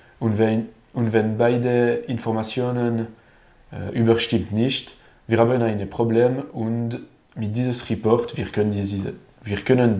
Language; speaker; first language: German; non-native, learner; French